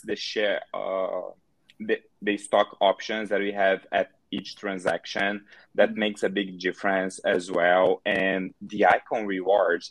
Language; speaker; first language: English; non-native, fluent; Portuguese